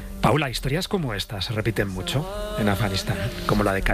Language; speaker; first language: Spanish; native; Spanish